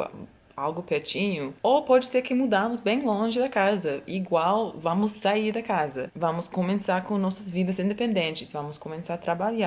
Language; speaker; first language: Portuguese; non-native, fluent; English